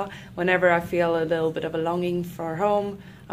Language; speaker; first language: English; non-native, fluent; Swedish